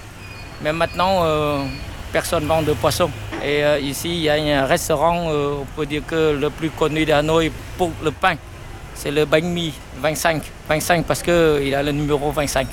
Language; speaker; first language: French; non-native, fluent; Vietnamese